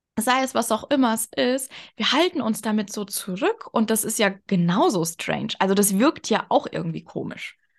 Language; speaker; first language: German; native; German